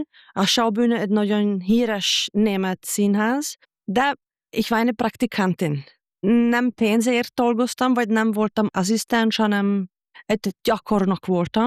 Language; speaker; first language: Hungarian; non-native, fluent; German